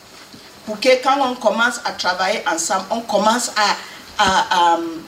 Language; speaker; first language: French; non-native, learner; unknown